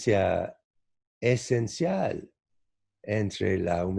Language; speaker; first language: Spanish; non-native, fluent; English